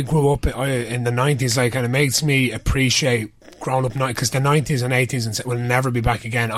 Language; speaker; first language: English; native; English